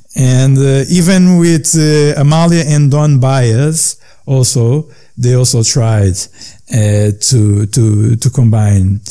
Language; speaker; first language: English; non-native, learner; Portuguese